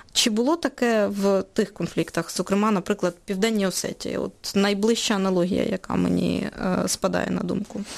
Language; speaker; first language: Ukrainian; native; Ukrainian